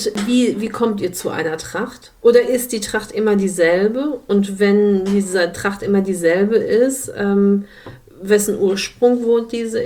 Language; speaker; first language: German; native; German